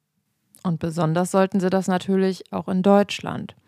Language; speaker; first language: German; native; German